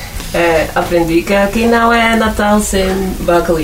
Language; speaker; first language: Portuguese; non-native, fluent; Dutch